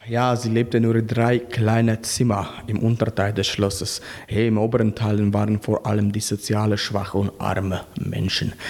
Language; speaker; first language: German; non-native, fluent; Slovak